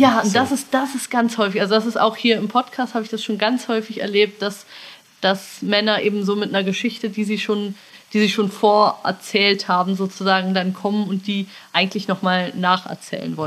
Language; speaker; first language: German; native; German